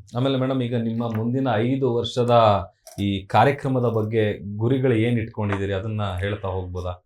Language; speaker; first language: Kannada; native; Kannada